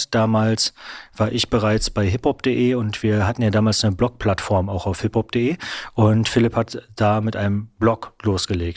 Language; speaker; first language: German; native; German